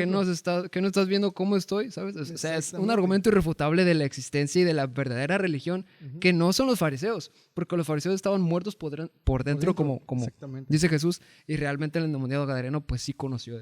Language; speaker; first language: Spanish; native; Spanish